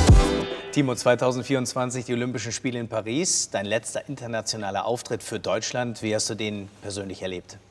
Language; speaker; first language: German; native; German